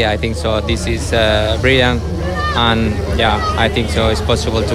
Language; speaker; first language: English; non-native, learner; Spanish